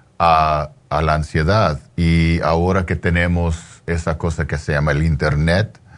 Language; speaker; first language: Spanish; early bilingual, heritage; Spanish